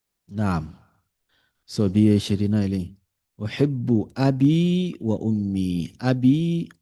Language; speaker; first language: Arabic; non-native, fluent; Yoruba